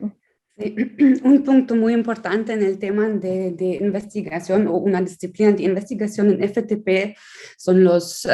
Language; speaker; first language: Spanish; non-native, fluent; German